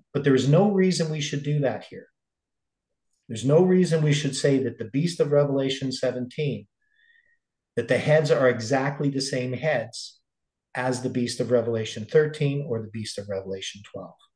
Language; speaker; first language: English; native; English